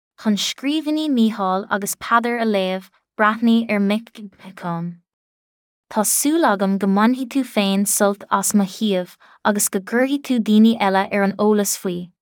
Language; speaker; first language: Irish; non-native, local second language; English